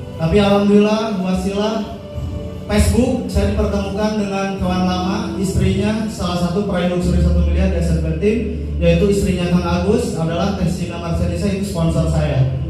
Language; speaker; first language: Indonesian; native; Indonesian